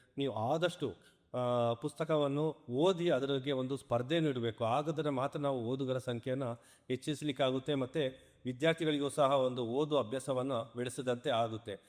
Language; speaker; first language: Kannada; non-native, local second language; Kodava